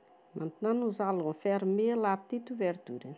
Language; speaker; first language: French; non-native, fluent; Portuguese